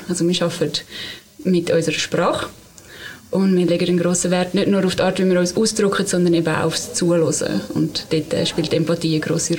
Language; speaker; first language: German; native; German